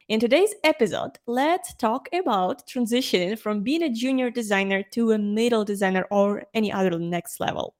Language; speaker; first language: English; non-native, fluent; Ukrainian